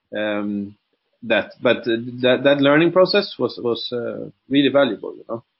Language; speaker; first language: English; non-native, fluent; Swedish